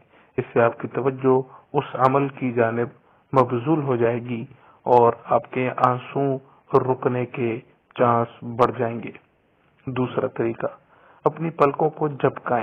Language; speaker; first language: Urdu; native; Urdu